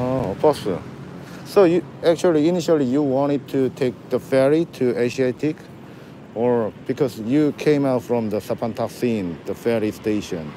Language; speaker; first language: English; non-native, learner; Korean